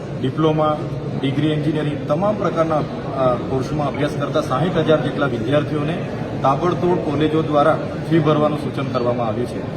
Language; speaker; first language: Gujarati; non-native, local second language; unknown